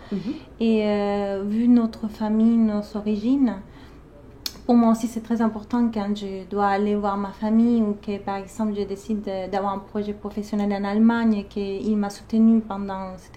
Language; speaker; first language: French; non-native, fluent; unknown